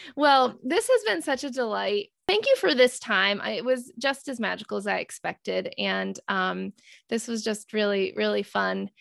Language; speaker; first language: English; native; English